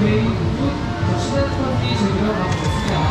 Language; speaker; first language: Korean; native; Korean